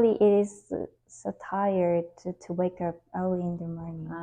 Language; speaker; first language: English; non-native, learner; Korean